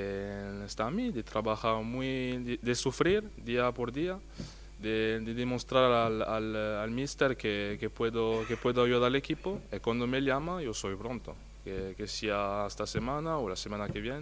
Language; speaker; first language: Spanish; non-native, fluent; French